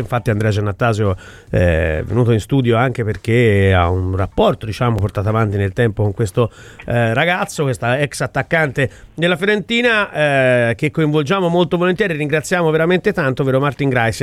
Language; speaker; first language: Italian; native; Italian